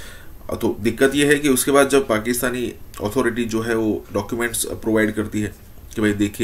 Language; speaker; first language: Hindi; native; Hindi